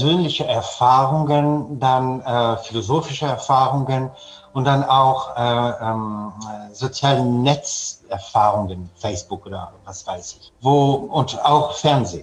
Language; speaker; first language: German; non-native, fluent; French